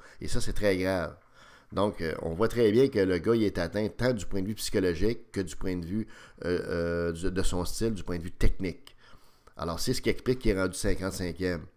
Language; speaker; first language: French; native; French